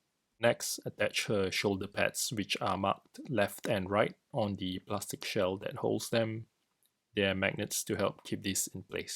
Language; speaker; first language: English; native; English